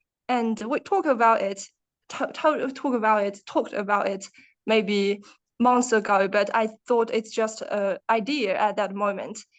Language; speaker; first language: English; non-native, learner; Chinese